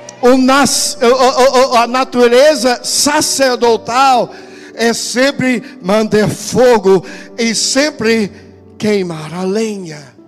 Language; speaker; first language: Portuguese; non-native, fluent; English